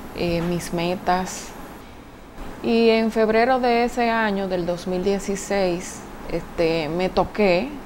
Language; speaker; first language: Spanish; native; Spanish